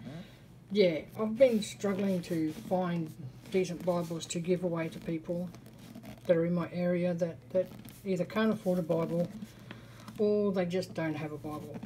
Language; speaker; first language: English; native; English